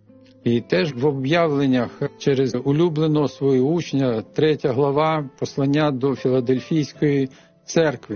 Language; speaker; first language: Ukrainian; native; Ukrainian